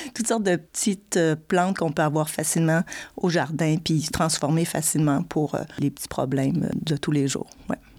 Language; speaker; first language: French; native; French